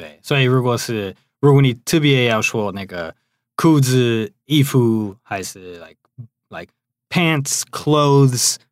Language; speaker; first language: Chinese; non-native, fluent; English